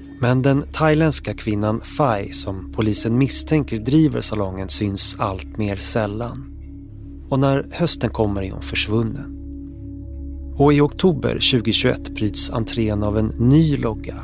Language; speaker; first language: Swedish; native; Swedish